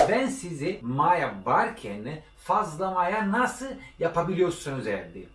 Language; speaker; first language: Turkish; non-native, learner; Italian